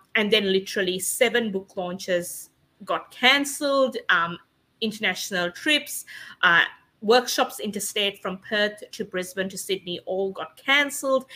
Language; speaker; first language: English; non-native, local second language; Sinhala